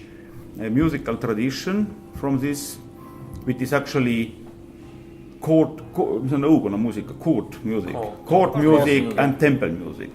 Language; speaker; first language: English; non-native, fluent; Estonian